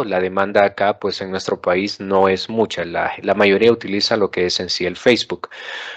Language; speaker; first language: Spanish; native; Spanish